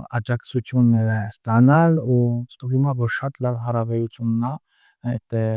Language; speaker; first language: Armenian; early bilingual, heritage; Armenian